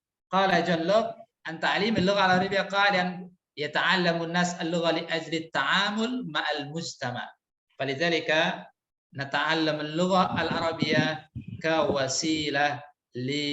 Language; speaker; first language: Arabic; non-native, fluent; Indonesian